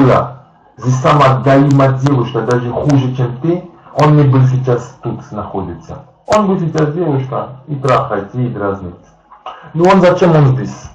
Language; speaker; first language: Russian; non-native, learner; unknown